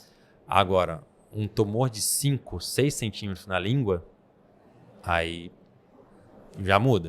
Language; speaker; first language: Portuguese; native; Portuguese